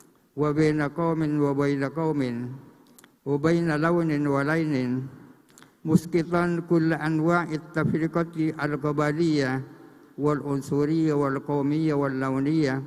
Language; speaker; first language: Arabic; non-native, fluent; Indonesian